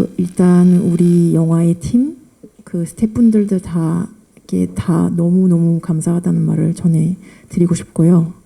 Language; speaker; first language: Korean; early bilingual, heritage; Korean